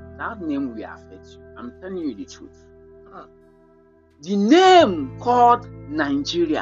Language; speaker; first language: English; non-native, local second language; Igbo